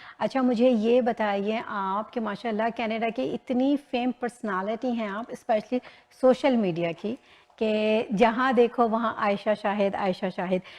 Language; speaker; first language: Urdu; native; Urdu